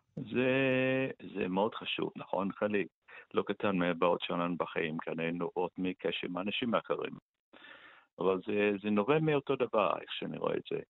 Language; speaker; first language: Hebrew; non-native, fluent; English